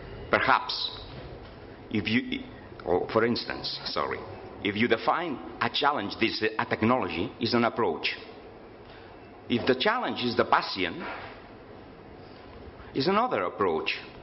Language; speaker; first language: English; non-native, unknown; Catalan